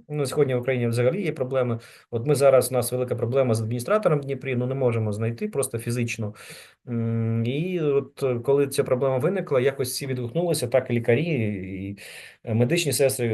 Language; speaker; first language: Ukrainian; native; Ukrainian